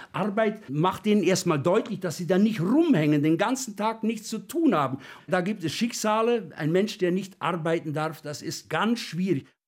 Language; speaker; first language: German; native; German